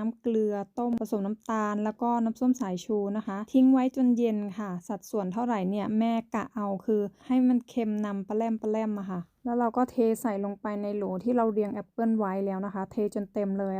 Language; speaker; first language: Thai; native; Thai